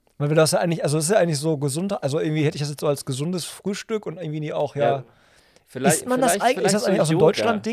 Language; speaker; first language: German; native; German